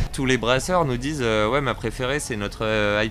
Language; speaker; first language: French; native; French